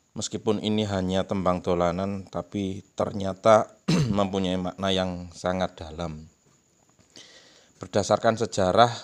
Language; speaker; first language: Indonesian; non-native, local second language; Javanese